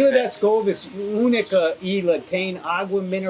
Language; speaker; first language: Portuguese; non-native, learner; English